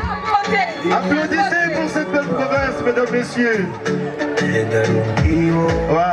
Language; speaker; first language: French; non-native, local second language; Rundi